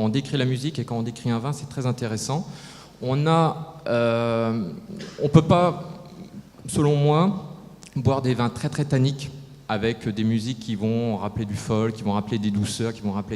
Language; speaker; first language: French; native; French